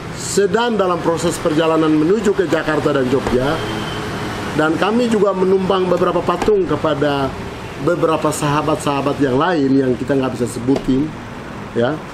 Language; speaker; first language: Indonesian; non-native, local second language; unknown